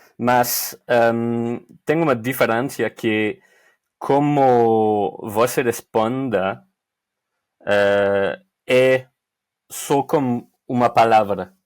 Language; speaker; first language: Portuguese; non-native, learner; French